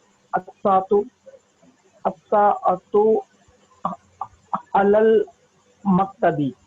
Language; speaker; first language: Arabic; non-native, learner; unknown